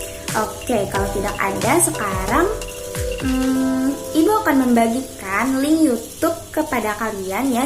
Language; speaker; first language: Indonesian; non-native, local second language; Banjar